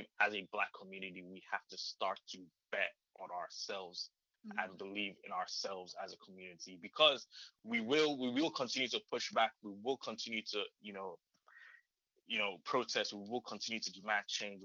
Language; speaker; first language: English; non-native, local second language; Yoruba